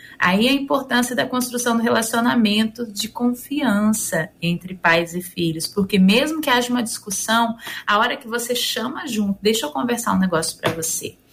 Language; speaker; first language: Portuguese; native; Portuguese